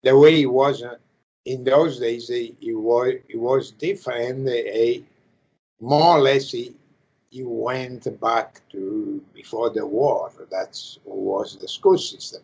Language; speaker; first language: English; non-native, fluent; Italian